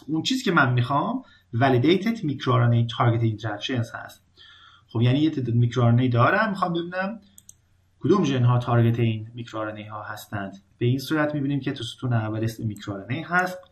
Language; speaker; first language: Persian; native; Persian